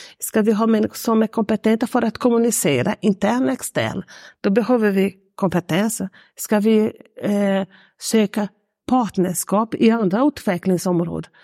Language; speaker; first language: Swedish; non-native, fluent; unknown